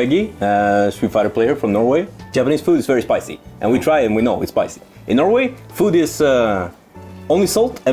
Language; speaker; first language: English; non-native, fluent; Norwegian